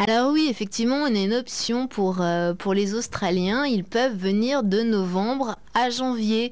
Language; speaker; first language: French; native; French